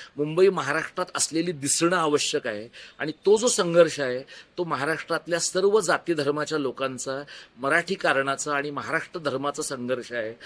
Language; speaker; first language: Marathi; native; Marathi